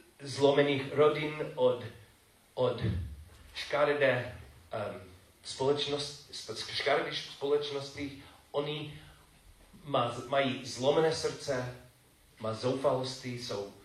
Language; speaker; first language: Czech; non-native, fluent; English